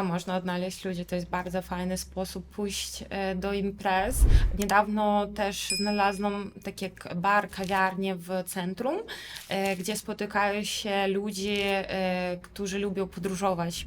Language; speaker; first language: Polish; non-native, fluent; Russian